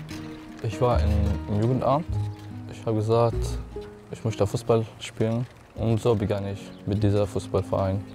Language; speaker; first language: German; non-native, learner; Arabic